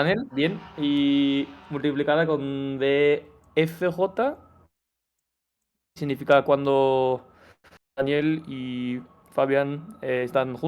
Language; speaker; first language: Spanish; non-native, fluent; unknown